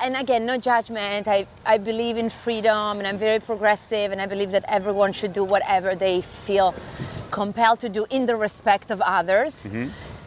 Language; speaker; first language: English; non-native, fluent; Italian